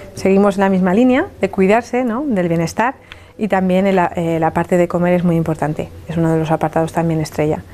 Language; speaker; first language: Spanish; early bilingual, heritage; French